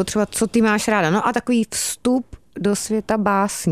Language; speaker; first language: Czech; native; Czech